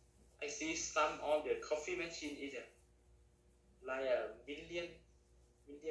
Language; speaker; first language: English; non-native, learner; Thai